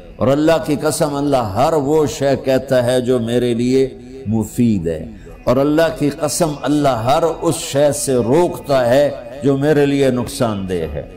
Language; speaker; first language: Urdu; non-native, local second language; Punjabi